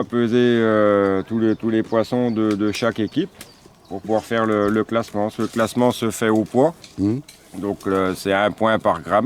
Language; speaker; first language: French; native; French